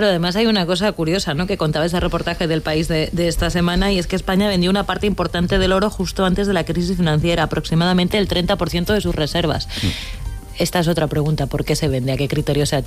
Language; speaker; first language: Spanish; native; Spanish